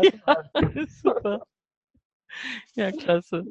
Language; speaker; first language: German; native; German